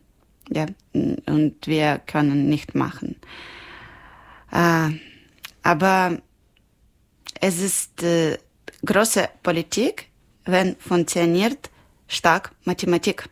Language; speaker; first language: German; non-native, learner; Ukrainian